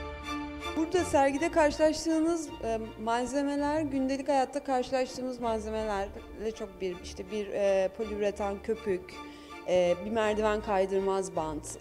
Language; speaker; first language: Turkish; native; Turkish